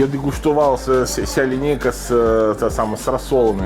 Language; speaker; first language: Ukrainian; non-native, learner; Italian